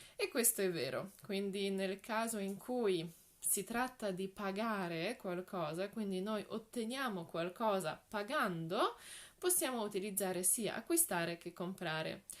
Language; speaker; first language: Italian; non-native, fluent; Polish